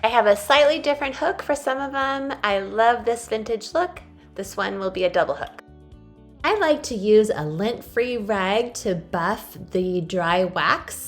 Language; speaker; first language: English; native; English